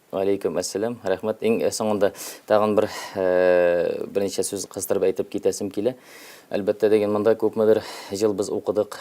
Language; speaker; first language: Tatar; early bilingual, heritage; Tatar